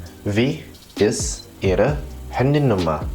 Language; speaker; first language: German; non-native, fluent; Indonesian